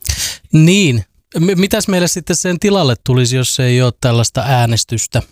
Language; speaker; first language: Finnish; native; Finnish